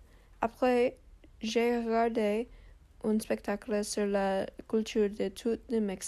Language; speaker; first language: French; non-native, learner; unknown